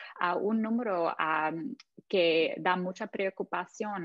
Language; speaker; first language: Spanish; non-native, fluent; English